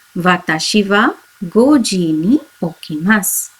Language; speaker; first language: Japanese; non-native, fluent; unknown